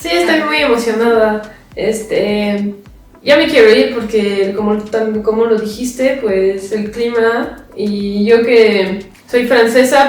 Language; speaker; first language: Spanish; non-native, fluent; French